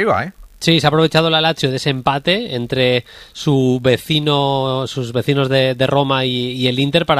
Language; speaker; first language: Spanish; native; Spanish